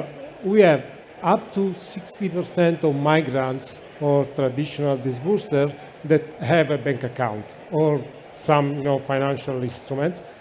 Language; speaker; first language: English; non-native, fluent; Italian